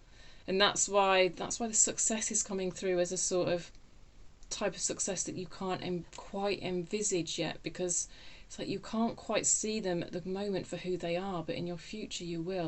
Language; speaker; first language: English; native; English